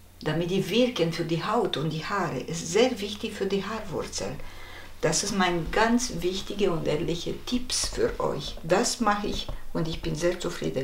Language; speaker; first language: German; non-native, fluent; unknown